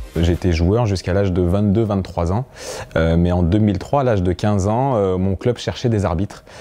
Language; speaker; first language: French; native; French